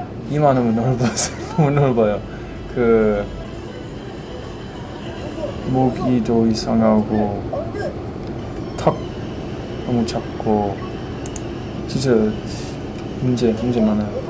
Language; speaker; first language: Korean; non-native, learner; English